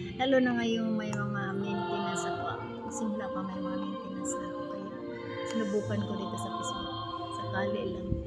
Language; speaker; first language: Filipino; non-native, local second language; Cebuano